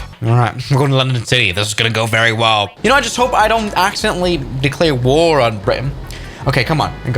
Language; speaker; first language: English; non-native, fluent; German